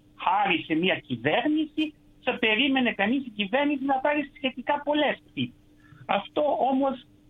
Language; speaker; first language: Greek; non-native, fluent; Romanian